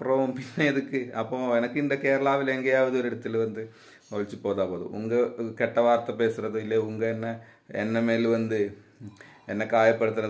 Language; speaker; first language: Tamil; non-native, learner; Malayalam